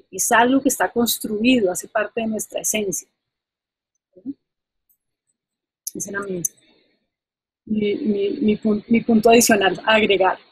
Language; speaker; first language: Spanish; native; Spanish